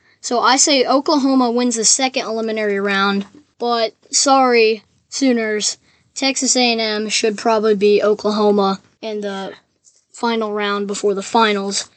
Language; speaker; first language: English; native; English